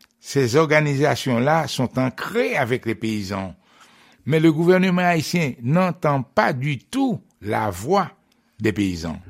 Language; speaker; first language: French; non-native, local second language; Haitian Creole